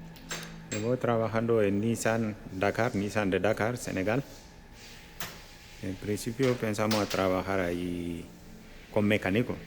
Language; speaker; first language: Spanish; non-native, local second language; Wolof